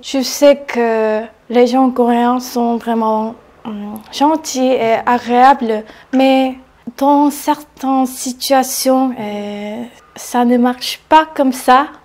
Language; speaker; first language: French; non-native, learner; Korean